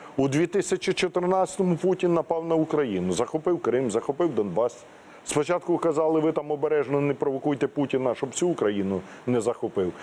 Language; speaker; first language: Ukrainian; native; Ukrainian